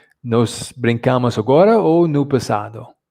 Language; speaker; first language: Portuguese; non-native, fluent; English